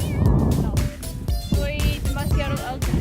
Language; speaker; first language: Spanish; non-native, learner; English